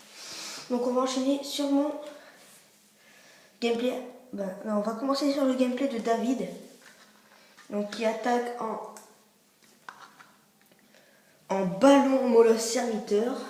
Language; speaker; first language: French; native; French